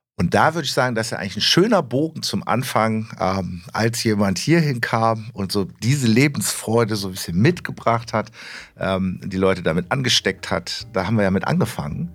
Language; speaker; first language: German; native; German